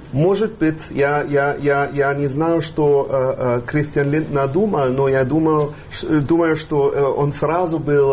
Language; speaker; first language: Russian; non-native, fluent; German